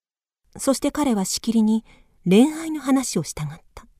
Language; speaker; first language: Japanese; native; Japanese